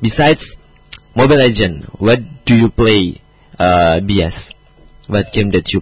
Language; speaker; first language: English; non-native, fluent; Indonesian